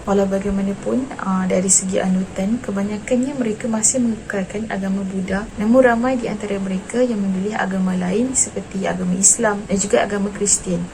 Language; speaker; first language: Malay; native; Malay